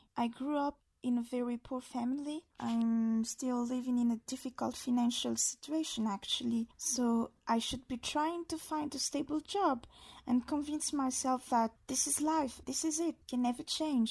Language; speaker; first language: English; non-native, fluent; Malagasy